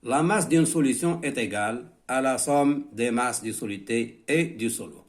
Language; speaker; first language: French; non-native, local second language; Arabic